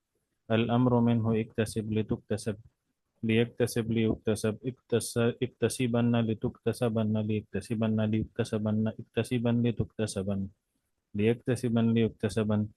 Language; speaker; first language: Arabic; non-native, learner; Urdu